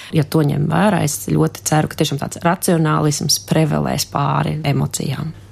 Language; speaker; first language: Latvian; non-native, local second language; Russian